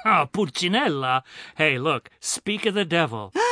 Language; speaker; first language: English; native; English